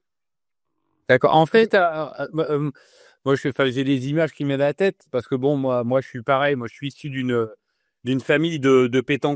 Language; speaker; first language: French; native; French